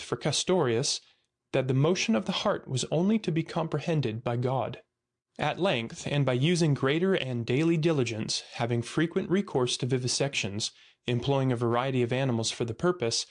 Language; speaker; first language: English; native; English